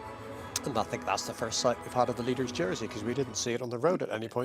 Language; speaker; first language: English; native; English